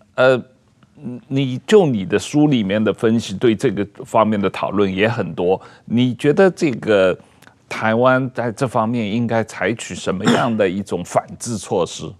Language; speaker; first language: Chinese; native; Chinese